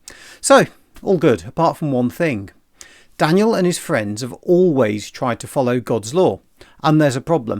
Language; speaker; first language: English; native; English